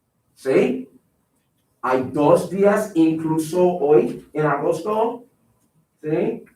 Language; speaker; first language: Spanish; non-native, fluent; English